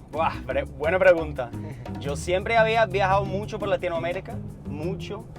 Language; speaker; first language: Spanish; non-native, fluent; English